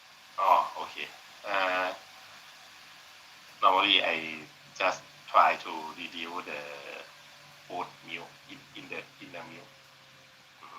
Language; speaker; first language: English; non-native, learner; Thai